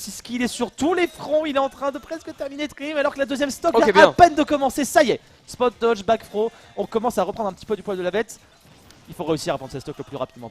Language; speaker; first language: French; native; French